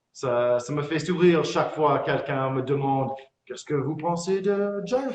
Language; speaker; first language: French; non-native, fluent; English